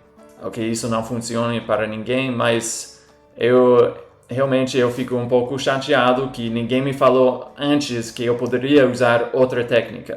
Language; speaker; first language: Portuguese; non-native, fluent; English